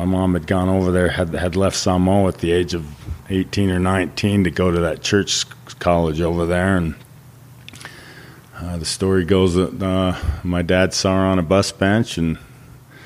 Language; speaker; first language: English; native; English